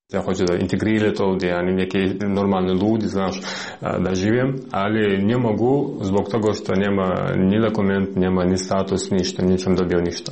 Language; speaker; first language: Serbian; non-native, learner; Russian